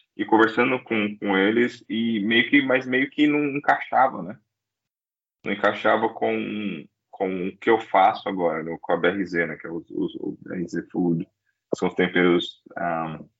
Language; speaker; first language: Portuguese; native; Portuguese